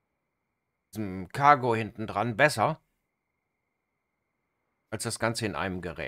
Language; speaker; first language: German; native; German